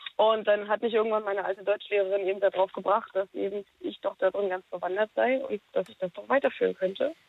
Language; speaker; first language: German; native; German